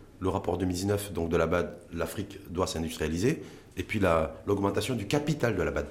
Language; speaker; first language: French; non-native, local second language; Arabic